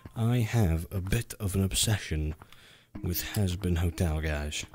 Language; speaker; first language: English; native; English